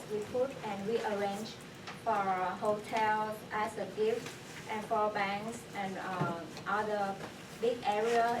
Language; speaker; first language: English; non-native, fluent; Vietnamese